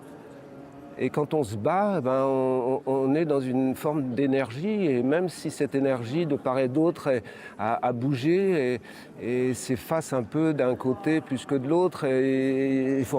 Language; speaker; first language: French; native; French